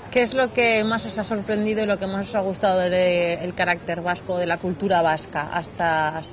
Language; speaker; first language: Spanish; native; Spanish